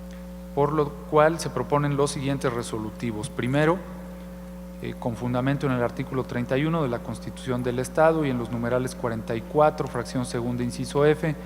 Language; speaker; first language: Spanish; native; Spanish